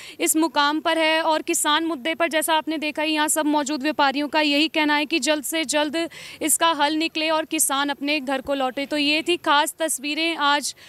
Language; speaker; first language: Hindi; native; Hindi